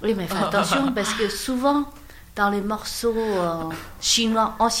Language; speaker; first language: French; non-native, learner; Chinese